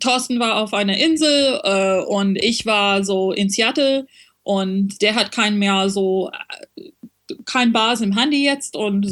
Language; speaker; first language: German; non-native, fluent; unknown